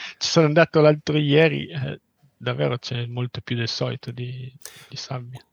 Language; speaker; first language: Italian; native; Italian